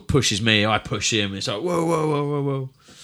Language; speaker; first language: English; native; English